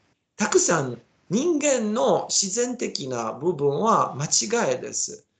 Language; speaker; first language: Japanese; non-native, learner; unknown